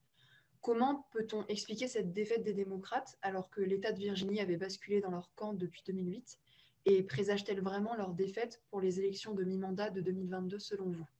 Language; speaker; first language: French; native; French